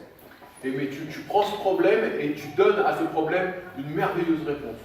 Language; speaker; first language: French; native; French